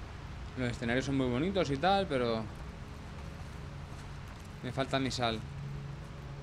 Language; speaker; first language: Spanish; native; Spanish